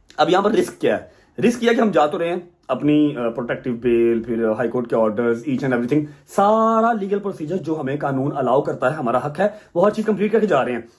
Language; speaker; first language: Urdu; non-native, local second language; Punjabi